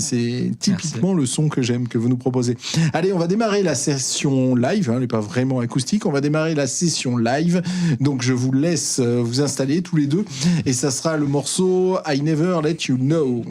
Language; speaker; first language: French; native; French